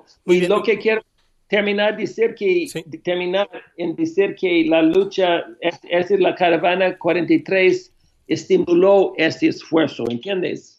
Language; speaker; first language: Spanish; non-native, fluent; English